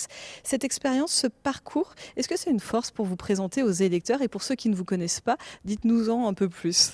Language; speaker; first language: French; native; French